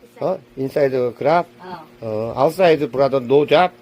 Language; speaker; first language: English; non-native, learner; Korean